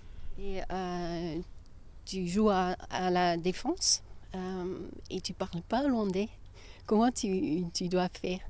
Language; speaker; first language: French; non-native, learner; Dutch